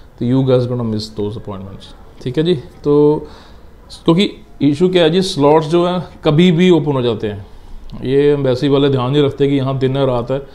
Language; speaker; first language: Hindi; non-native, local second language; Punjabi